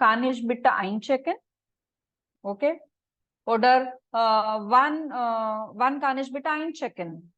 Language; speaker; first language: German; non-native, fluent; Marathi